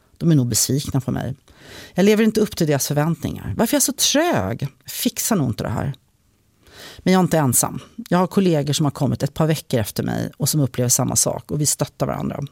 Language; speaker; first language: Swedish; early bilingual, other home language; French